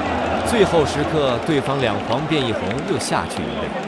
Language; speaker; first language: Chinese; native; Chinese